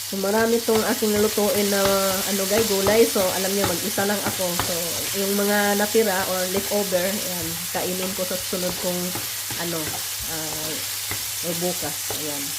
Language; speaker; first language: Filipino; non-native, local second language; Cebuano